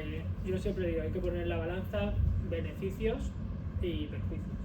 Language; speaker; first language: Spanish; native; Spanish